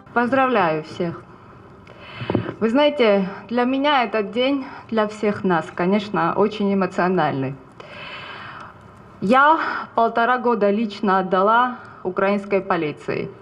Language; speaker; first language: Russian; non-native, fluent; Georgian